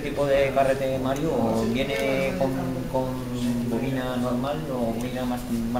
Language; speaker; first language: Spanish; native; Spanish